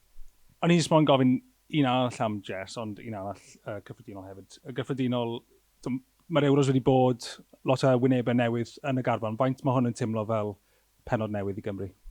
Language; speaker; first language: Welsh; native; Welsh